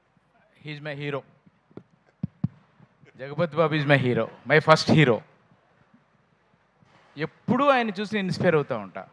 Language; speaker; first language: Telugu; native; Telugu